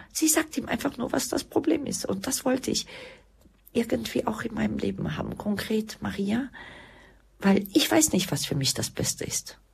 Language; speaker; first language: German; early bilingual, other home language; Croatian